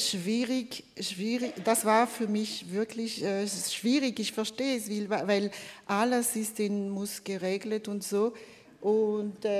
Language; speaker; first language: German; non-native, fluent; Malagasy